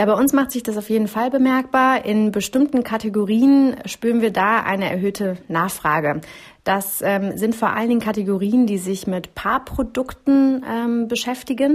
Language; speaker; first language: German; native; German